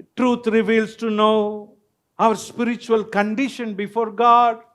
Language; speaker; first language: English; non-native, local second language; Tamil